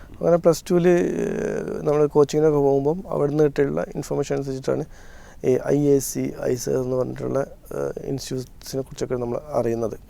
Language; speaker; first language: Malayalam; native; Malayalam